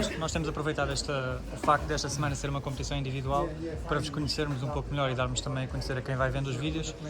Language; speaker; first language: Portuguese; native; Portuguese